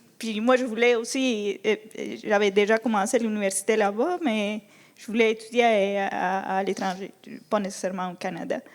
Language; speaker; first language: French; non-native, fluent; Spanish